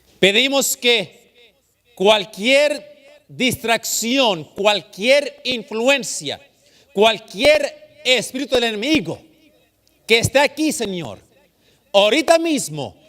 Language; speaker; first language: Spanish; early bilingual, heritage; English